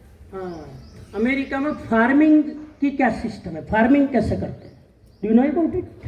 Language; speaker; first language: Hindi; non-native, local second language; Gujarati